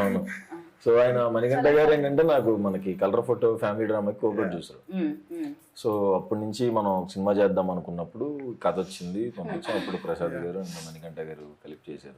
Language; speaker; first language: Telugu; native; Telugu